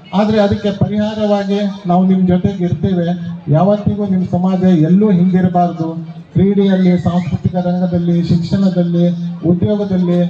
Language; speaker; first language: Kannada; native; Kannada